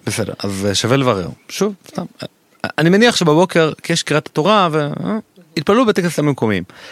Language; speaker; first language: Hebrew; native; Hebrew